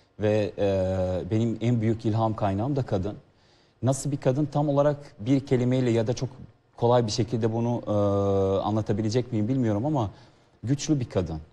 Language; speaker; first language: Turkish; non-native, fluent; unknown